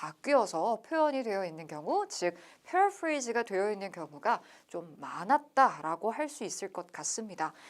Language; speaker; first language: Korean; native; Korean